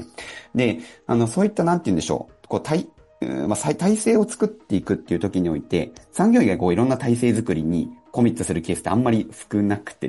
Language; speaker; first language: Japanese; native; Japanese